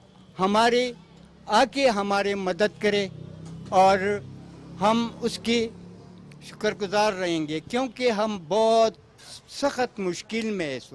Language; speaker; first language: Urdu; non-native, local second language; Pashto